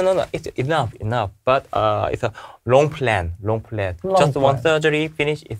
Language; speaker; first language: English; non-native, learner; Korean